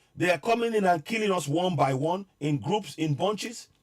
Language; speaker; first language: English; non-native, local second language; Yoruba